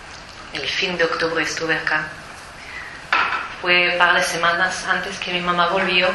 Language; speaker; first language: Spanish; early bilingual, heritage; Spanish